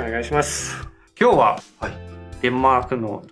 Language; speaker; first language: Japanese; non-native, learner; Danish